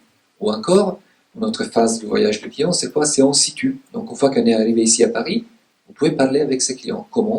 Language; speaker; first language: French; native; French